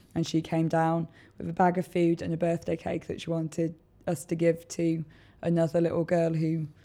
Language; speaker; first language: English; native; English